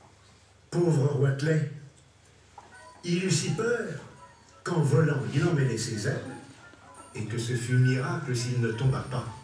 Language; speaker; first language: French; native; French